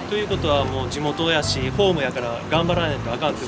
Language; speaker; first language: Japanese; native; Japanese